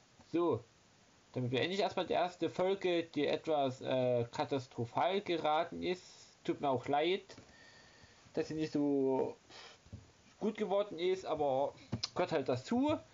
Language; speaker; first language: German; native; German